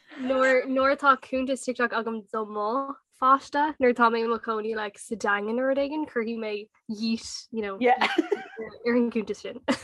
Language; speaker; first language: Irish; non-native, local second language; English